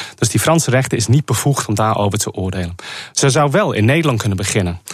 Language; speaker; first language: Dutch; non-native, fluent; English